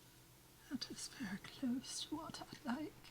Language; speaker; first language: English; native; English